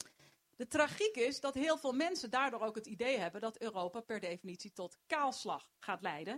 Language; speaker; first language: Dutch; native; Dutch